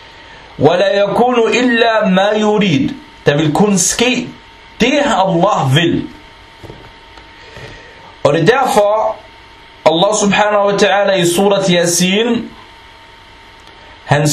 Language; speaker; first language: Danish; non-native, fluent; Arabic